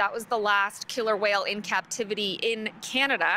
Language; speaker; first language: English; native; English